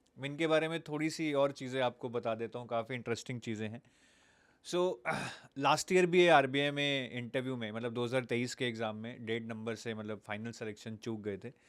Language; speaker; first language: Hindi; native; Hindi